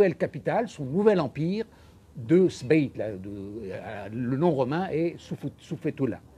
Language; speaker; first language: French; non-native, local second language; Arabic